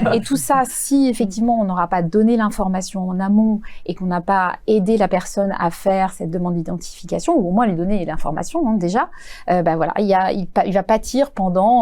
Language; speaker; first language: French; native; French